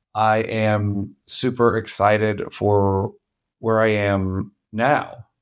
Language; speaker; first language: English; native; English